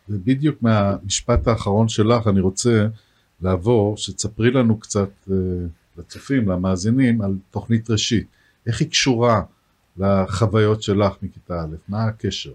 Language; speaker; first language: Hebrew; native; Hebrew